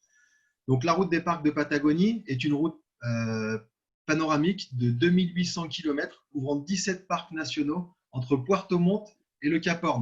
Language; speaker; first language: French; native; French